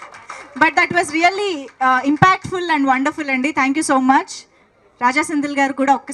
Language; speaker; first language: Telugu; native; Telugu